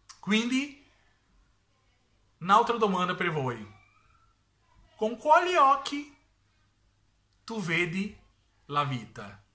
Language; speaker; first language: Italian; non-native, learner; Portuguese